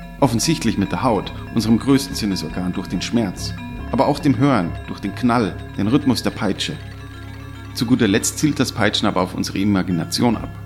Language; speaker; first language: German; native; German